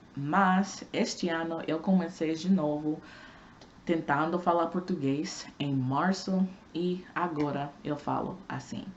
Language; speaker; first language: Portuguese; non-native, learner; English